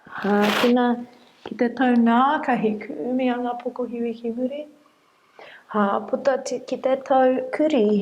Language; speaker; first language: Māori; non-native, local second language; English